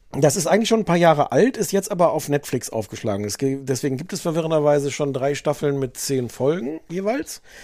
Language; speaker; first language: German; native; German